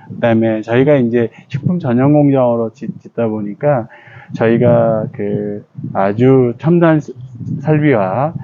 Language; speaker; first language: Korean; native; Korean